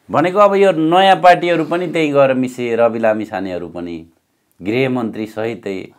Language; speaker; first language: Nepali; native; Nepali